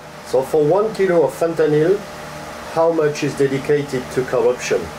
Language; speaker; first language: English; non-native, fluent; French